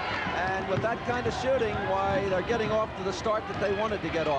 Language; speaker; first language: English; native; English